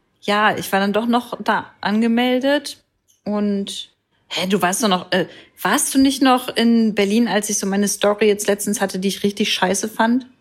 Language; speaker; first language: German; native; German